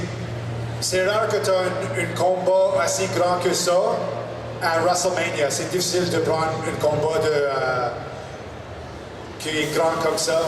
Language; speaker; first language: French; non-native, local second language; English